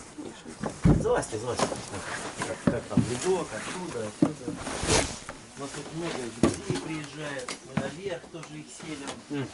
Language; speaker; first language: Russian; native; Russian